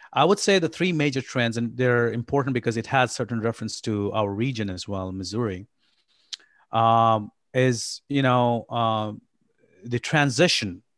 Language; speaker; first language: English; non-native, local second language; Urdu